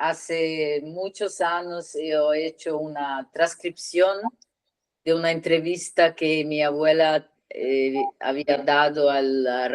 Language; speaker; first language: Spanish; non-native, learner; Italian